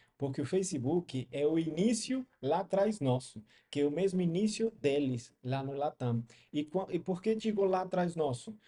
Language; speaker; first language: Portuguese; non-native, fluent; Spanish